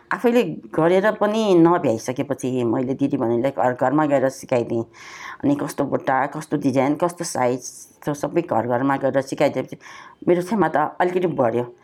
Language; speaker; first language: Nepali; non-native, local second language; Newari